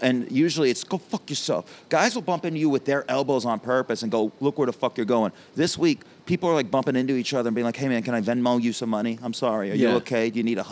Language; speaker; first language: English; native; English